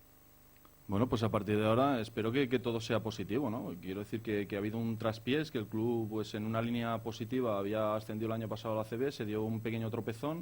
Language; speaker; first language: Spanish; native; Spanish